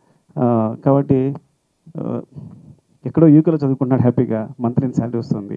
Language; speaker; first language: Telugu; native; Telugu